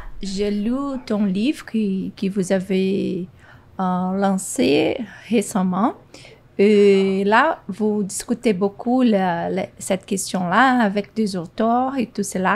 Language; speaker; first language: French; non-native, fluent; Portuguese